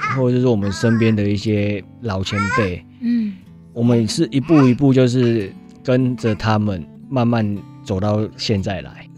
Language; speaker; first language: Chinese; native; Chinese